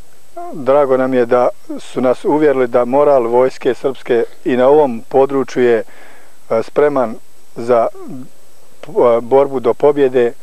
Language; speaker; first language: Croatian; native; Croatian